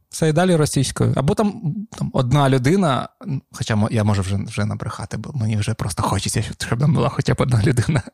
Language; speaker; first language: Ukrainian; non-native, local second language; Russian